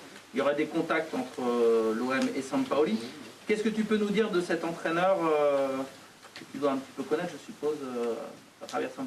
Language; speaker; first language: French; native; French